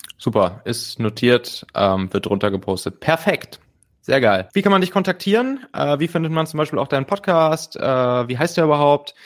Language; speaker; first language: German; native; German